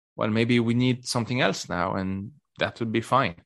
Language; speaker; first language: English; non-native, fluent; Arabic